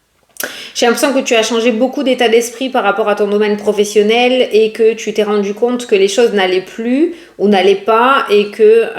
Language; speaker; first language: French; native; French